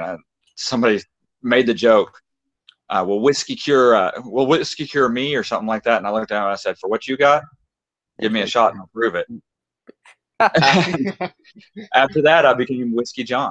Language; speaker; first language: English; native; English